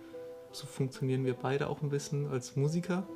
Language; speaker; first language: German; native; German